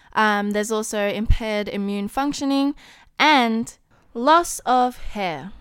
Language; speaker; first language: English; native; English